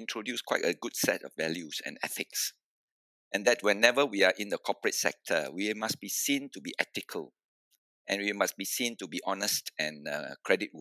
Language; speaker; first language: English; non-native, local second language; Min Nan Chinese